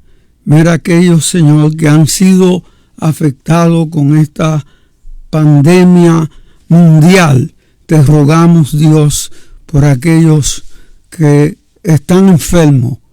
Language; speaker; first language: Spanish; native; Spanish